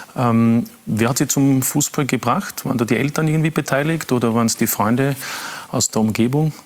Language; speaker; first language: German; native; German